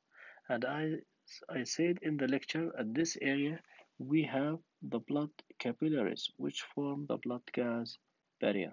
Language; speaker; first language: English; non-native, fluent; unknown